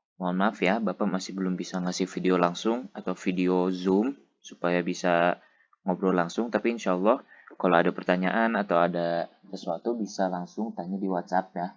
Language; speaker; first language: Indonesian; native; Indonesian